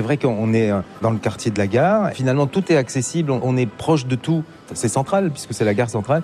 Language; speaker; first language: French; native; French